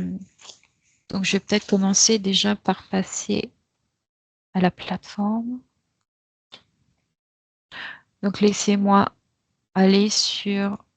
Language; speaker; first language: French; native; French